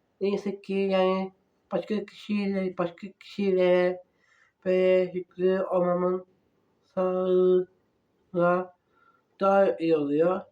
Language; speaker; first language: Turkish; non-native, learner; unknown